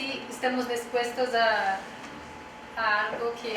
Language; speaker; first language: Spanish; non-native, learner; Portuguese